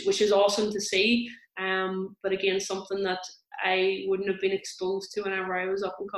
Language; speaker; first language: English; native; English